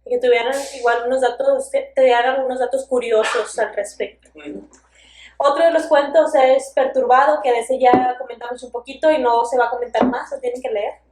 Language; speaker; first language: Spanish; native; Spanish